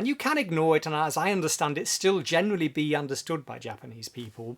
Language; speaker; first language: English; native; English